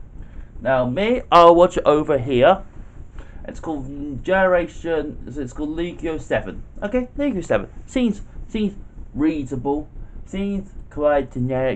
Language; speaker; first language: English; native; English